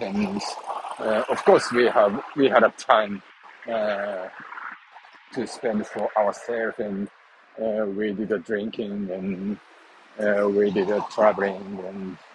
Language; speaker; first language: English; non-native, learner; Japanese